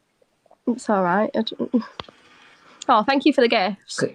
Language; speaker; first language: English; native; English